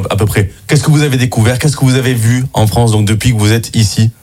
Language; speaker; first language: French; native; French